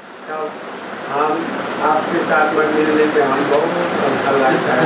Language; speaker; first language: Hindi; non-native, learner; Nepali